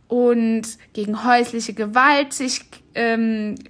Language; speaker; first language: German; native; German